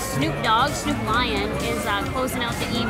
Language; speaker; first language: English; native; English